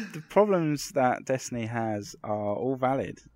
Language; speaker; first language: English; native; English